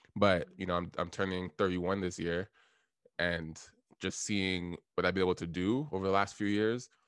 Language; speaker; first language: English; native; English